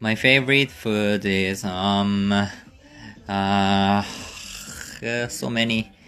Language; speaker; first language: English; non-native, learner; Korean